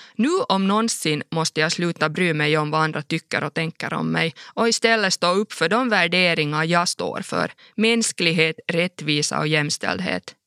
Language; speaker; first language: Swedish; native; Swedish